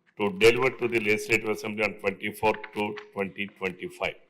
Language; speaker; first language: English; non-native, local second language; Telugu